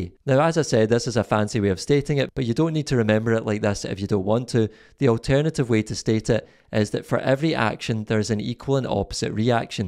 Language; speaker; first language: English; native; English